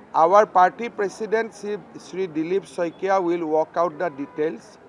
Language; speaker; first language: English; non-native, local second language; Assamese